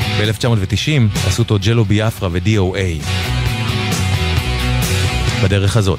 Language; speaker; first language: Hebrew; native; Hebrew